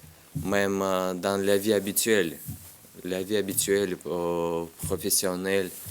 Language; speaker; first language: French; non-native, learner; Russian